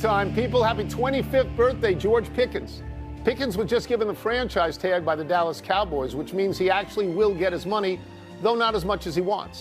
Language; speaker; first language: English; native; English